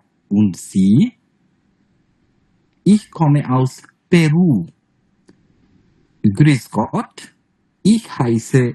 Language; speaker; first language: German; non-native, fluent; Bangla